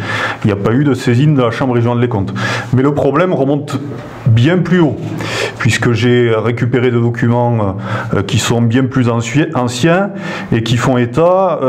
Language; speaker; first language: French; native; French